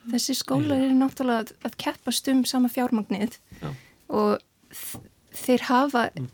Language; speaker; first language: Icelandic; non-native, fluent; Serbian